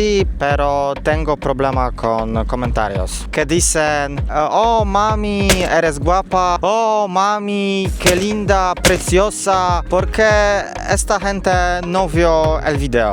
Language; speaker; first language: Spanish; non-native, learner; Polish